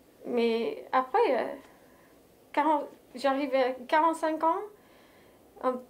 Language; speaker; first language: French; non-native, fluent; English